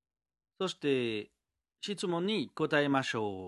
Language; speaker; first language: Japanese; non-native, learner; French